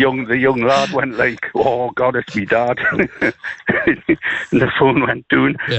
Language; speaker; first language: English; native; English